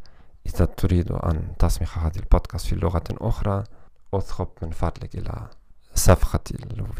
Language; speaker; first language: Arabic; non-native, learner; German